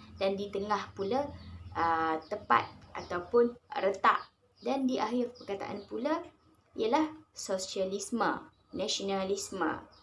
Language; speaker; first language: Malay; native; Malay